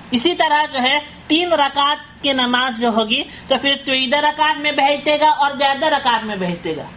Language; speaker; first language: Urdu; non-native, fluent; Caribbean Hindustani